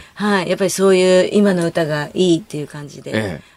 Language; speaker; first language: Japanese; native; Japanese